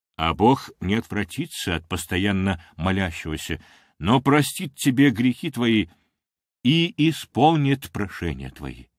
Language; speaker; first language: Russian; non-native, local second language; Armenian